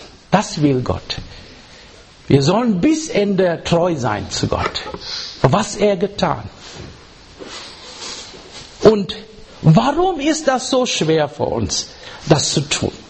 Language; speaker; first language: German; non-native, learner; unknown